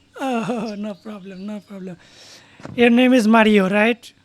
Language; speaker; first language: English; non-native, learner; Bangla